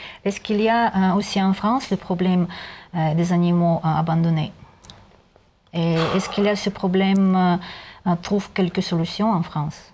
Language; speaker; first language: French; non-native, learner; Russian